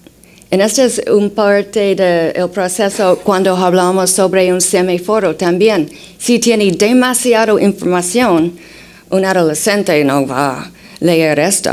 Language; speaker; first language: Spanish; non-native, fluent; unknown